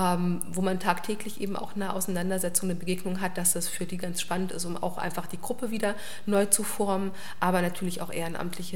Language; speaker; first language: German; native; German